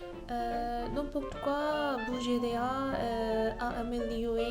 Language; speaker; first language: French; non-native, learner; Korean